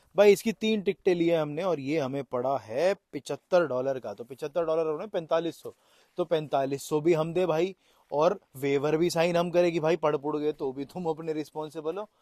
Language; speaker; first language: Hindi; native; Hindi